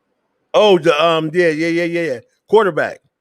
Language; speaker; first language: English; native; English